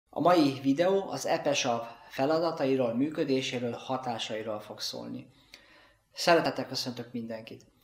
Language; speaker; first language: Hungarian; native; Hungarian